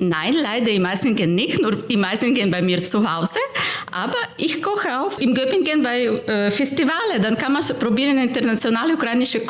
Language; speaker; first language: German; non-native, fluent; Ukrainian